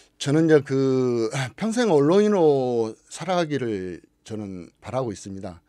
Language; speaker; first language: Korean; native; Korean